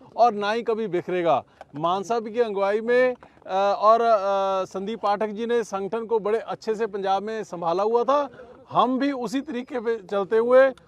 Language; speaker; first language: Hindi; non-native, local second language; Punjabi